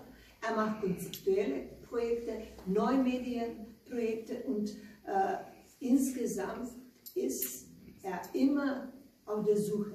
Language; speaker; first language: German; non-native, learner; Slovenian